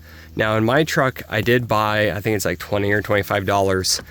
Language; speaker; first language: English; native; English